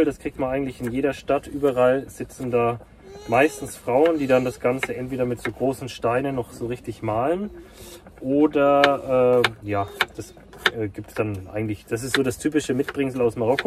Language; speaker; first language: German; native; German